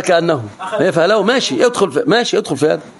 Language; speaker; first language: Arabic; native; Arabic